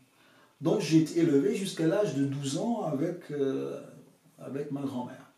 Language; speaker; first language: French; non-native, fluent; English